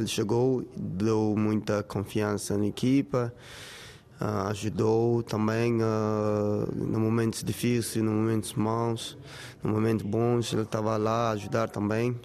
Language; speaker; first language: Portuguese; non-native, fluent; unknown